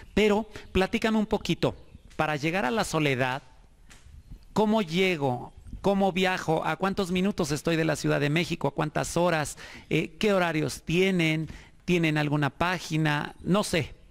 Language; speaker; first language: Spanish; native; Spanish